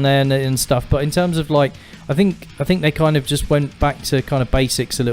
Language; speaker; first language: English; native; English